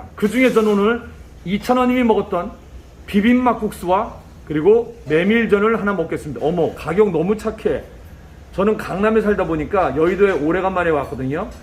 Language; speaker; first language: Korean; native; Korean